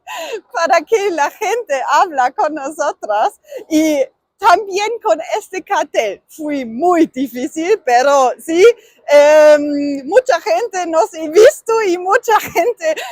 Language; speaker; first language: Spanish; non-native, learner; German